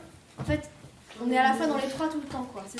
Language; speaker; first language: French; native; French